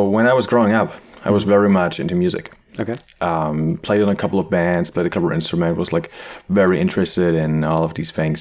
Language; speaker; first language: English; non-native, fluent; German